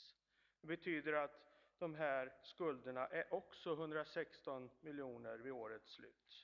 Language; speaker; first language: Swedish; native; Swedish